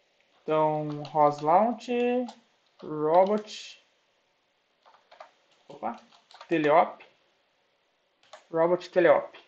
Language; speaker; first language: Portuguese; native; Portuguese